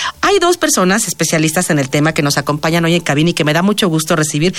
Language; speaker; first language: Spanish; native; Spanish